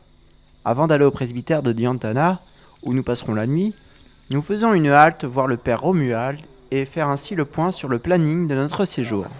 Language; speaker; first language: French; native; French